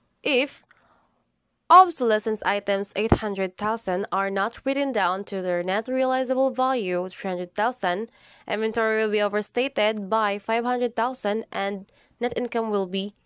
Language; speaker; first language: English; non-native, local second language; Cebuano